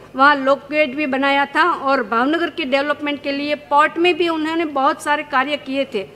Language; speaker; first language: Hindi; non-native, local second language; Gujarati